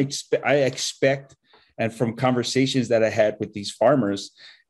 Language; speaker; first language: English; native; English